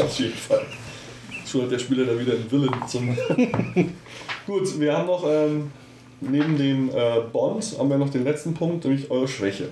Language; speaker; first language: German; native; German